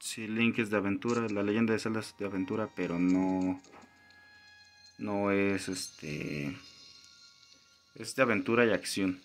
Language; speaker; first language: Spanish; native; Spanish